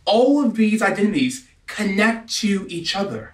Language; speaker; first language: English; native; English